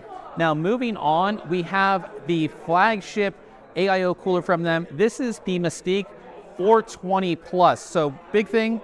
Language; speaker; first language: English; native; English